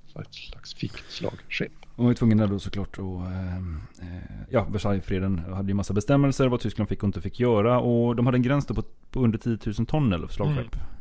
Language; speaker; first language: Swedish; native; Swedish